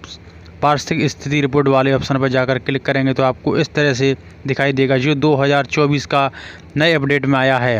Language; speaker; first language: Hindi; native; Hindi